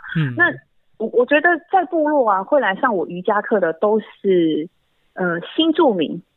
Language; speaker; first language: Chinese; native; Chinese